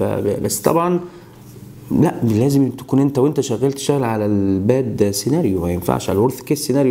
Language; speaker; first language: Arabic; native; Arabic